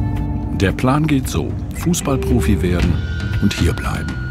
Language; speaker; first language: German; native; German